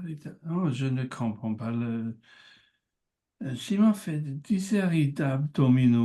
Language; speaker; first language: French; non-native, learner; English